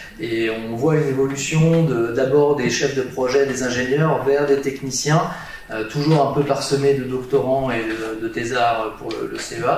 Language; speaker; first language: French; native; French